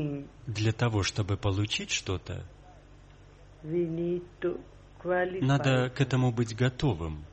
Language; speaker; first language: Russian; native; Russian